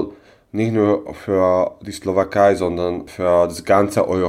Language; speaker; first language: German; non-native, local second language; Slovak